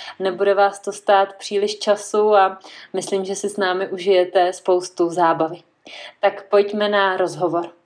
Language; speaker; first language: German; non-native, fluent; Czech